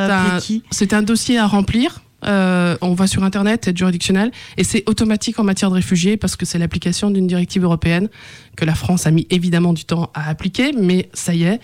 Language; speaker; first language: French; native; French